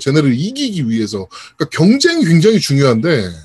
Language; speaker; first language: Korean; native; Korean